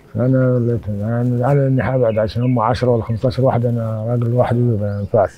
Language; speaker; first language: Egyptian Arabic; non-native, local second language; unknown